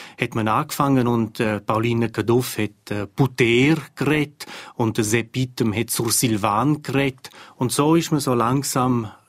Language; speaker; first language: German; non-native, local second language; Romansh